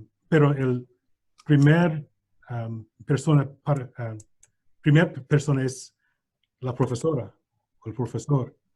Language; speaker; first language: Spanish; non-native, learner; English